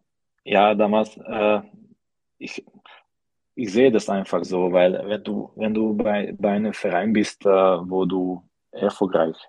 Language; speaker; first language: German; non-native, learner; Slovak